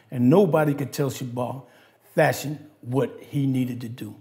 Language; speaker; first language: English; native; English